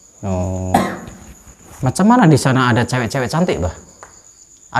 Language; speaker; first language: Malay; non-native, local second language; Javanese